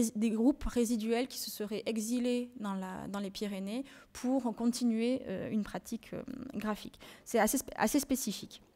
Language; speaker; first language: French; native; French